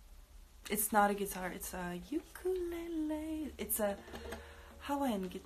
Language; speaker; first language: English; non-native, fluent; Russian